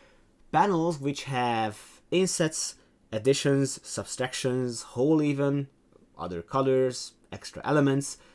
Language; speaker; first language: English; non-native, fluent; Hungarian